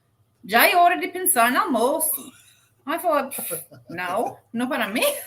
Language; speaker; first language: Portuguese; non-native, learner; English